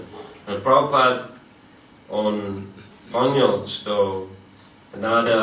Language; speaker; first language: Russian; non-native, fluent; English